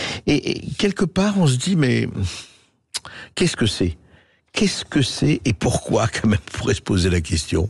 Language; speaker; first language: French; native; French